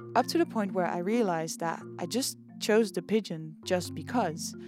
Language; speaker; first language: English; non-native, fluent; Dutch